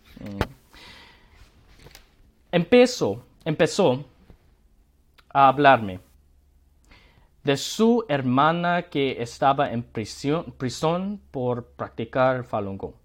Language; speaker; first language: Spanish; non-native, learner; Korean